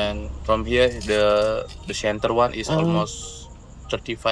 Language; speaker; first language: English; non-native, learner; Indonesian